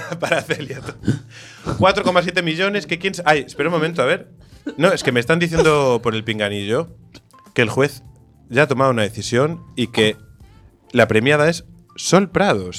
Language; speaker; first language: Spanish; native; Spanish